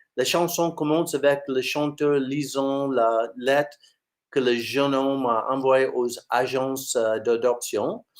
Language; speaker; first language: French; non-native, fluent; English